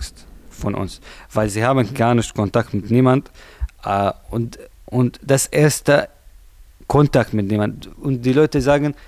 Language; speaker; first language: German; non-native, learner; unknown